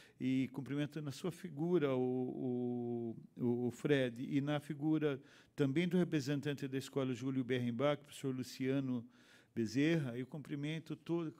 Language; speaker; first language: Portuguese; native; Portuguese